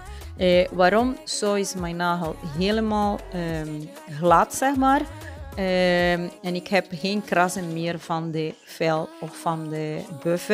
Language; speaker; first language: Dutch; non-native, fluent; Spanish